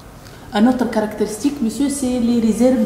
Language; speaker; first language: French; non-native, local second language; Arabic